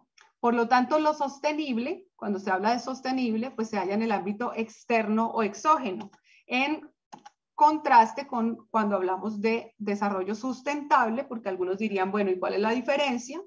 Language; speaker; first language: Spanish; native; Spanish